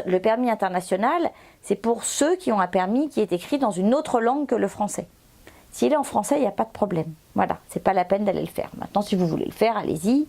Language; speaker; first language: French; native; French